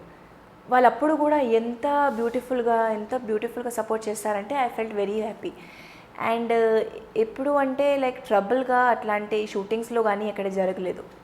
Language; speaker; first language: Telugu; non-native, fluent; Hindi